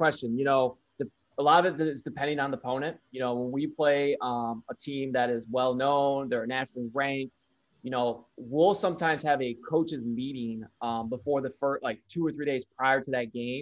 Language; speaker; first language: English; native; English